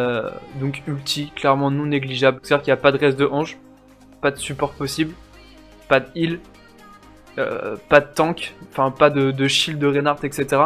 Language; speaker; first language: French; native; French